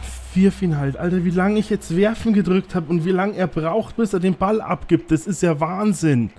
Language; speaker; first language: German; native; German